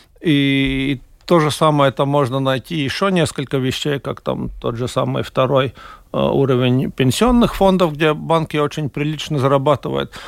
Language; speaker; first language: Russian; non-native, local second language; Latvian